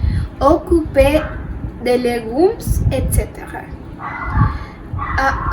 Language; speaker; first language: French; non-native, learner; Spanish